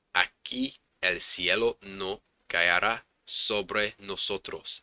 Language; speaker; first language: Spanish; non-native, learner; English